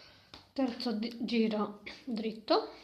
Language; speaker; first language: Italian; non-native, learner; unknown